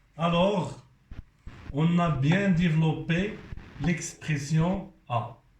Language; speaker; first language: French; non-native, local second language; Arabic